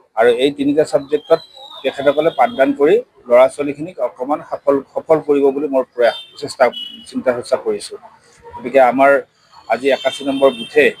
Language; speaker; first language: Assamese; native; Assamese